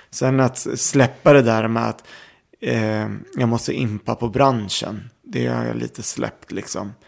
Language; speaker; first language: Swedish; early bilingual, other home language; Arabic